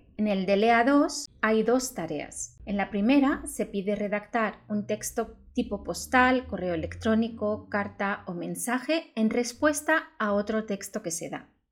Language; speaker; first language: Spanish; native; Spanish